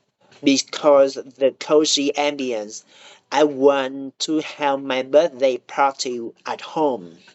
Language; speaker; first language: English; non-native, learner; Vietnamese